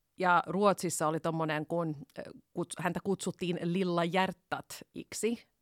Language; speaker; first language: Finnish; non-native, local second language; Swedish